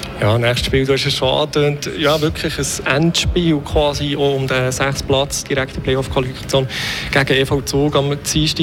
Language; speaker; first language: German; native; German